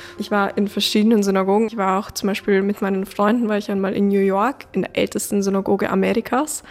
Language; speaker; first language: German; native; German